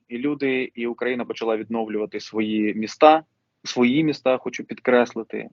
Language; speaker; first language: Ukrainian; non-native, local second language; Russian